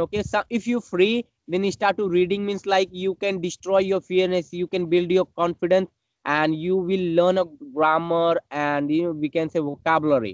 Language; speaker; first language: English; non-native, learner; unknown